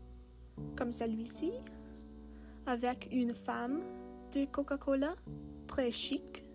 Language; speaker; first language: French; non-native, learner; English